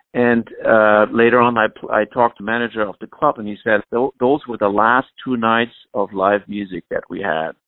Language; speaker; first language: English; non-native, fluent; German